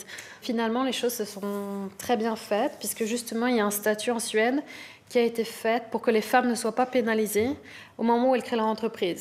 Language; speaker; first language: French; native; French